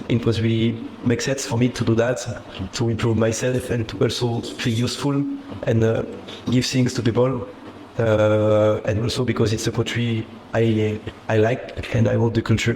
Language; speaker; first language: English; non-native, fluent; French